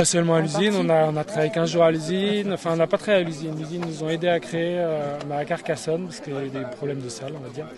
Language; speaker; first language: French; native; French